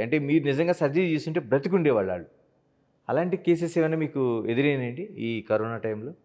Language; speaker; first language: Telugu; native; Telugu